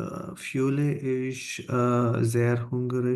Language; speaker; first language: German; non-native, learner; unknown